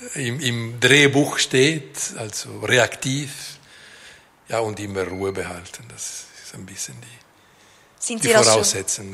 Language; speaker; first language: German; non-native, local second language; French